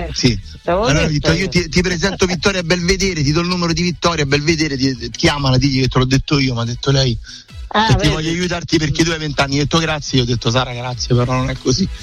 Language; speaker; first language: Italian; native; Italian